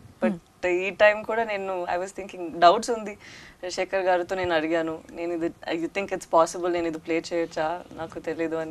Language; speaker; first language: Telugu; non-native, learner; Tamil